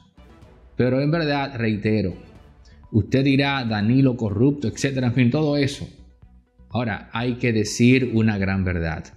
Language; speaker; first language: Spanish; native; Spanish